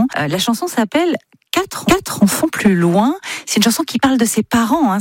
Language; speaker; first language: French; native; French